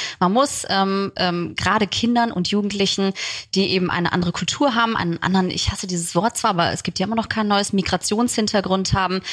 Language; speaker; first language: German; early bilingual, other home language; Turkish